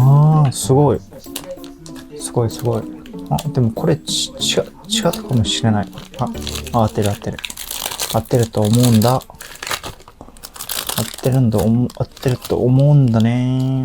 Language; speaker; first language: Japanese; non-native, fluent; Korean